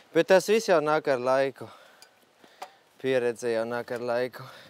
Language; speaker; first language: Latvian; non-native, fluent; German